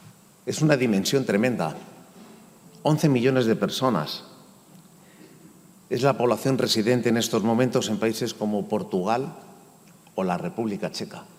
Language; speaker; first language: Spanish; native; Spanish